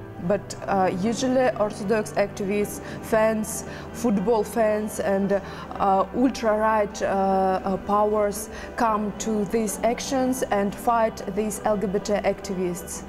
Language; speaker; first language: English; non-native, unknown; Russian